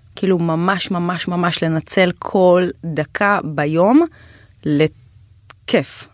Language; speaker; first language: Hebrew; native; Hebrew